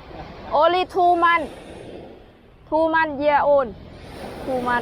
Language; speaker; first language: English; non-native, learner; Thai